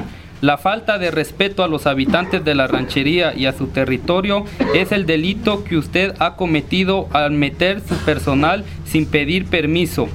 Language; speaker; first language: Spanish; native; Spanish